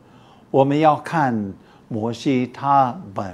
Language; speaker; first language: Chinese; non-native, fluent; English